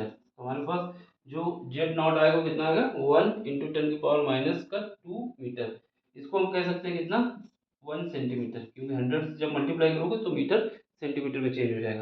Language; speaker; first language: Hindi; native; Hindi